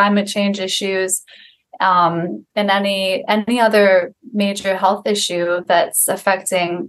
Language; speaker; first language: English; native; English